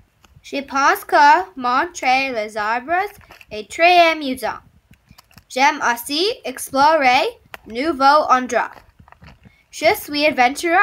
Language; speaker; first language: French; non-native, learner; English